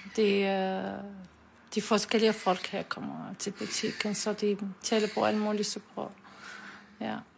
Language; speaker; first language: Danish; non-native, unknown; Arabic